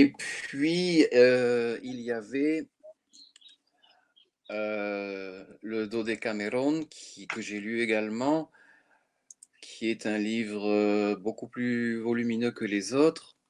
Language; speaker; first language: French; native; French